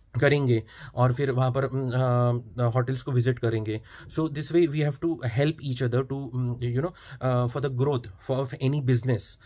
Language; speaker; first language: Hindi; non-native, local second language; Marathi